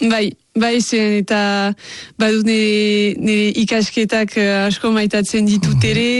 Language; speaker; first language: Basque; non-native, local second language; French